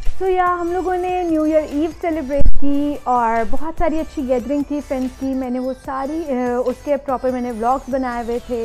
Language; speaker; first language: Urdu; native; Urdu